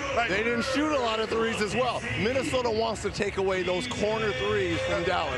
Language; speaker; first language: English; native; English